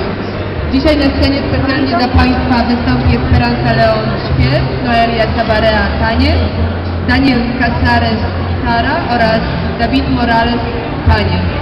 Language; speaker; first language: Polish; native; Polish